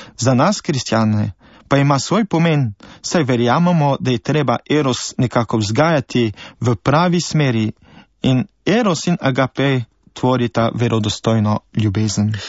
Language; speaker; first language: Slovenian; native; Slovenian